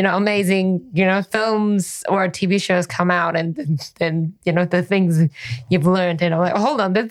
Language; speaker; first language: English; non-native, fluent; Korean